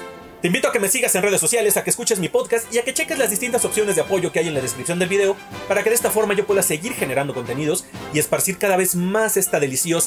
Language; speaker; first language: Spanish; native; Spanish